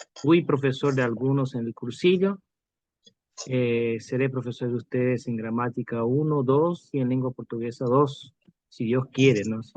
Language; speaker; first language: Spanish; non-native, fluent; Portuguese